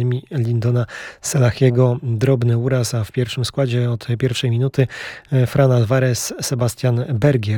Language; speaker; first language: Polish; native; Polish